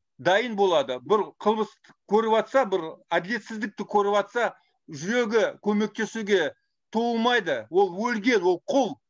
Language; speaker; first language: Kazakh; non-native, fluent; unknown